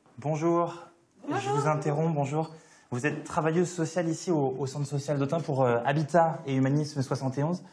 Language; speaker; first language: French; native; French